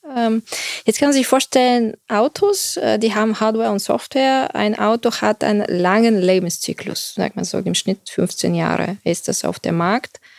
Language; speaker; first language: German; non-native, fluent; Bulgarian